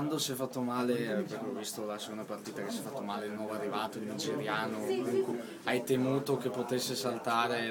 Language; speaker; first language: Italian; native; Italian